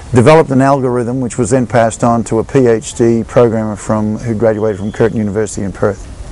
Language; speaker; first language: English; native; English